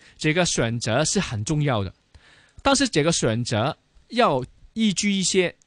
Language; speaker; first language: Chinese; non-native, local second language; Cantonese